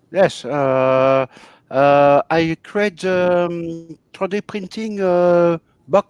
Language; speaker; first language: English; non-native, learner; French